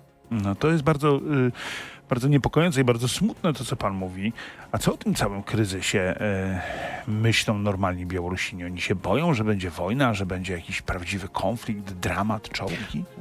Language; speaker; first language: Polish; native; Polish